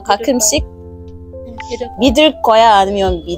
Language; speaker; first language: Korean; non-native, fluent; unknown